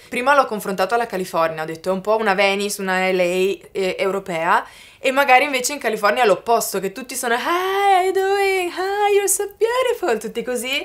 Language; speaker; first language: Italian; native; Italian